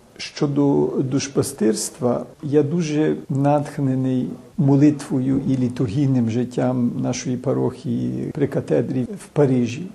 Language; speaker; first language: Ukrainian; early bilingual, heritage; Ukrainian